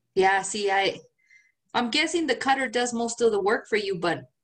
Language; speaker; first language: English; non-native, fluent; Spanish